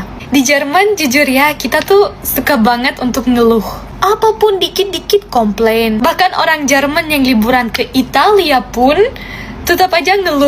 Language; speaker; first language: Indonesian; non-native, fluent; German